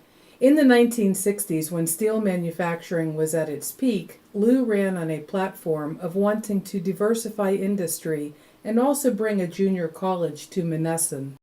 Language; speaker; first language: English; native; English